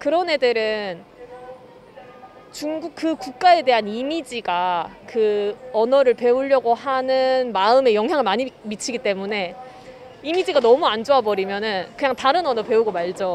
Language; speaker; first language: Korean; native; Korean